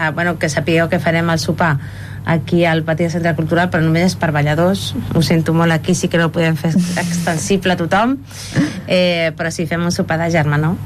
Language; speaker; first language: Catalan; native; Catalan